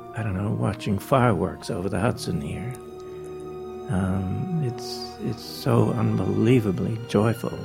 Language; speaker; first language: English; native; English